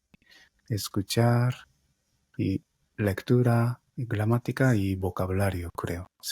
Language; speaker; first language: Spanish; non-native, fluent; Japanese